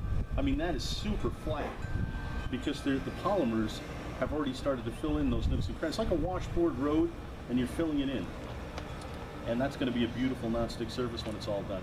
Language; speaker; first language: English; native; English